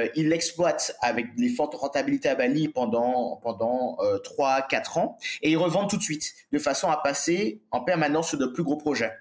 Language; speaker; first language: French; native; French